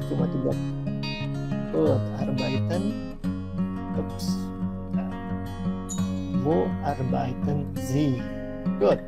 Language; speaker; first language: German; non-native, fluent; Indonesian